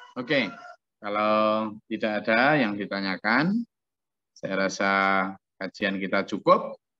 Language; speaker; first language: Indonesian; non-native, local second language; Javanese